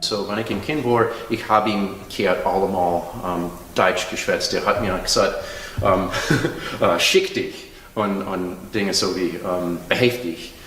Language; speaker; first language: German; early bilingual, heritage; Pennsylvania German